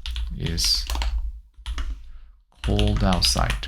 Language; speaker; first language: English; non-native, fluent; Korean